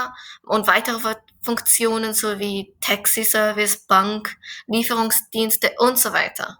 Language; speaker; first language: German; non-native, fluent; Korean